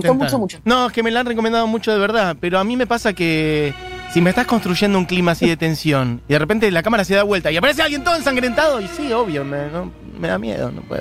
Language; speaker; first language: Spanish; native; Spanish